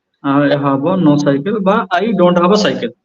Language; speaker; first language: English; non-native, local second language; Odia